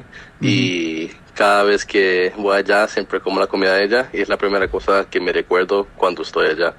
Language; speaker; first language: Spanish; early bilingual, heritage; Spanish